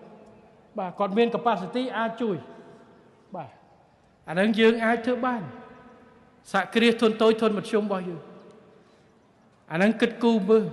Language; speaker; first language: Khmer; native; Khmer